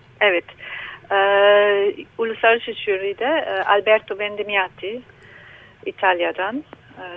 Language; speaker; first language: Turkish; non-native, learner; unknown